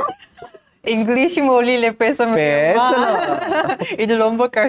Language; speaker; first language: Tamil; non-native, learner; Japanese